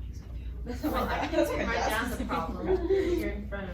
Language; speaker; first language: English; native; English